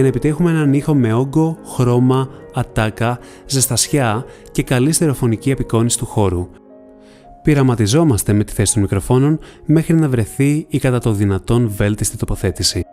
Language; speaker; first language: Greek; native; Greek